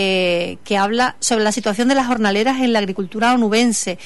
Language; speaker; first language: Spanish; native; Spanish